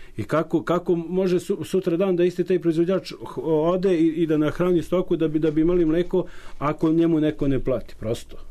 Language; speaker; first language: Serbian; native; Serbian